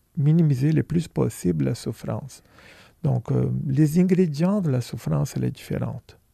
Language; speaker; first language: French; non-native, fluent; Portuguese